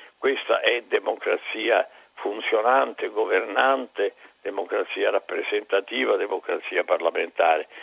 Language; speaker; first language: Italian; native; Italian